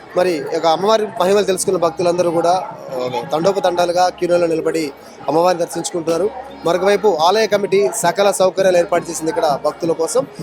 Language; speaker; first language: Telugu; native; Telugu